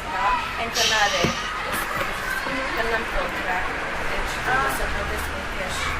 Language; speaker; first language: Romanian; non-native, local second language; Hungarian